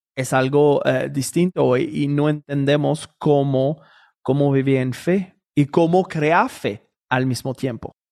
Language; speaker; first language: Spanish; non-native, fluent; French